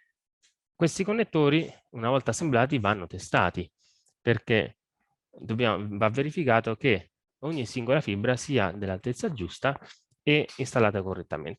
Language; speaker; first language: Italian; native; Italian